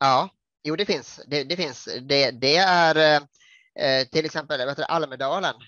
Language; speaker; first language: Swedish; native; Swedish